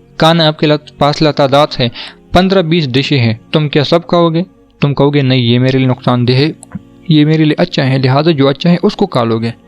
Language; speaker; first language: Urdu; non-native, local second language; Pashto